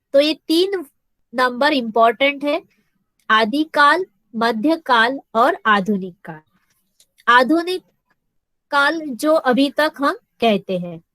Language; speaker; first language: Hindi; non-native, local second language; Marathi